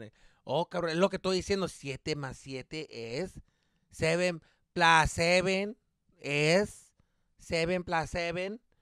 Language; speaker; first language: Spanish; early bilingual, heritage; Spanish